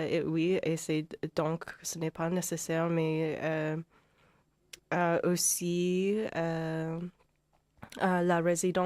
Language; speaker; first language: French; non-native, learner; English